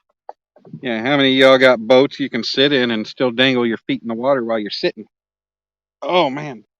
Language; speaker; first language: English; native; English